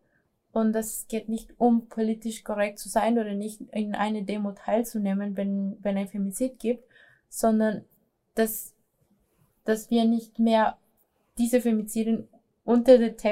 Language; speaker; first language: German; non-native, fluent; Spanish